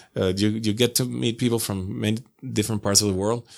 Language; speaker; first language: English; non-native, fluent; Spanish